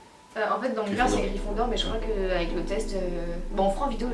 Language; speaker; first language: French; native; French